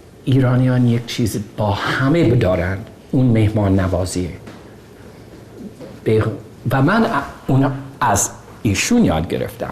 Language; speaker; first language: Persian; non-native, fluent; English